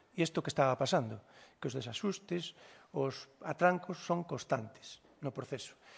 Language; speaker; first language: Galician; native; Galician